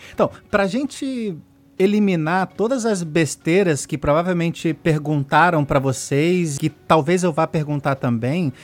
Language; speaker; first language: Portuguese; native; Portuguese